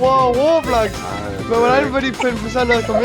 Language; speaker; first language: Danish; native; Danish